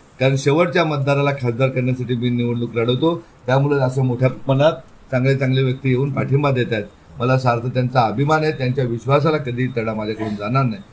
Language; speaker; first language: Marathi; native; Marathi